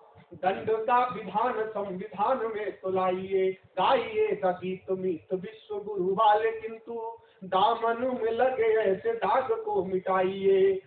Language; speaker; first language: Hindi; native; Hindi